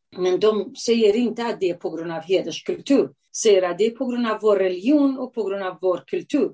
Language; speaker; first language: Swedish; non-native, fluent; Central Kurdish